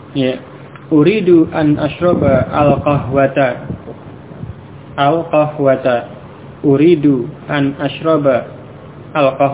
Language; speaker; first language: Arabic; non-native, fluent; Indonesian